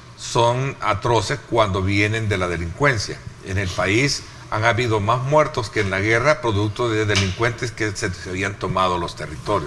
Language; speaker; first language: Spanish; native; Spanish